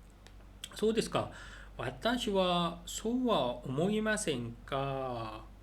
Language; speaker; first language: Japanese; non-native, learner; Korean